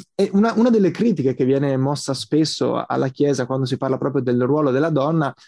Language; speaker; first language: Italian; native; Italian